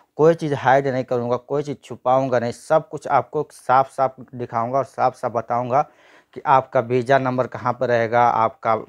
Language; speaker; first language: Hindi; native; Hindi